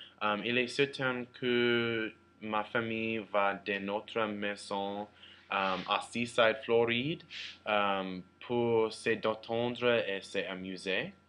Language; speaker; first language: French; non-native, learner; English